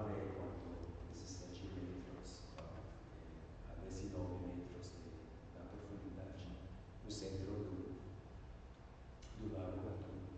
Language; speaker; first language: Portuguese; non-native, learner; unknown